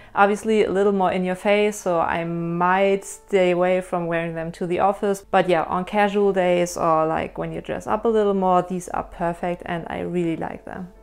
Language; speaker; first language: English; non-native, fluent; German